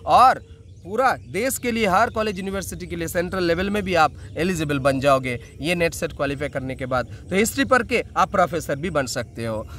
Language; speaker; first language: Hindi; non-native, local second language; Bangla